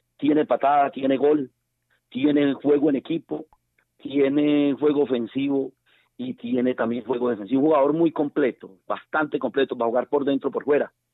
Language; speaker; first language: Spanish; native; Spanish